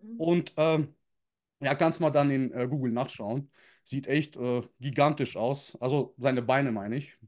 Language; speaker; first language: German; early bilingual, other home language; Russian